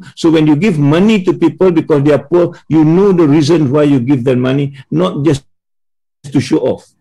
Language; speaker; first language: English; non-native, local second language; Malay